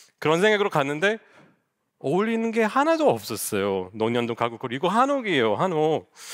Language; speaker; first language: Korean; non-native, fluent; English